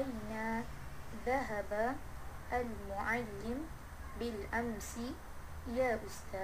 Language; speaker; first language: Arabic; non-native, learner; Malay